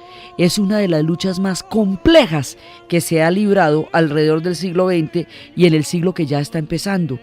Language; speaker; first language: Spanish; native; Spanish